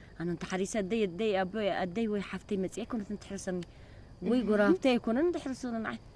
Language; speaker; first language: Tigrinya; native; Tigrinya